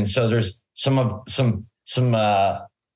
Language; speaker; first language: English; native; English